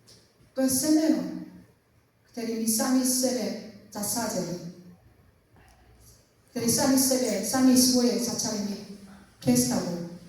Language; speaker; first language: Czech; non-native, learner; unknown